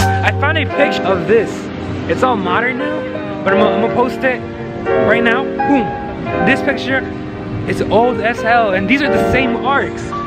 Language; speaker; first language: English; early bilingual, other home language; Spanish